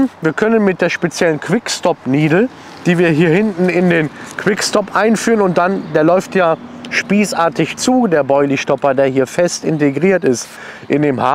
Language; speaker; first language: German; native; German